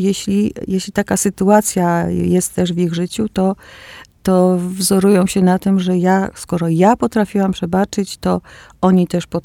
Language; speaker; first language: Polish; early bilingual, other home language; Greek